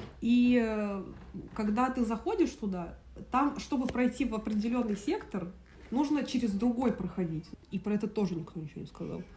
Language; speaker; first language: Russian; native; Russian